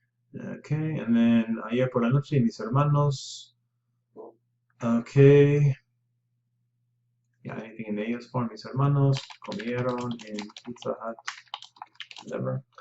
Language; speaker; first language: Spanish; non-native, fluent; English